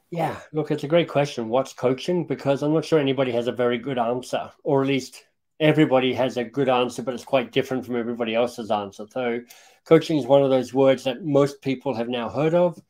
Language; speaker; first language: English; native; English